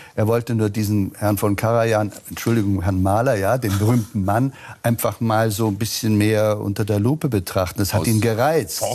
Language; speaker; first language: German; native; German